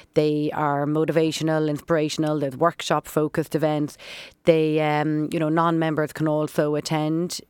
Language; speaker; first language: English; native; English